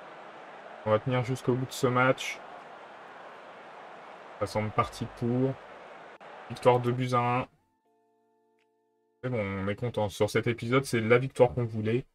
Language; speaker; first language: French; native; French